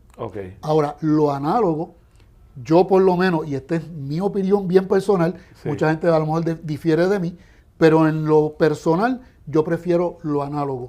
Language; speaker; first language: Spanish; native; Spanish